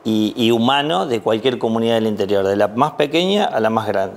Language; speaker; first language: Spanish; native; Spanish